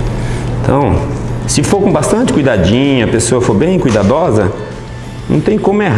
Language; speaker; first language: Portuguese; native; Portuguese